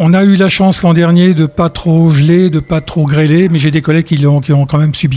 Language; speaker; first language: French; native; French